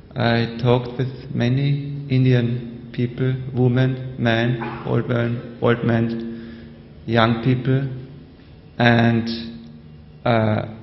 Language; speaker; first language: English; non-native, learner; German